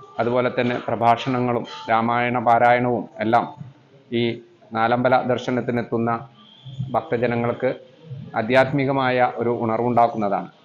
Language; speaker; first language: Malayalam; native; Malayalam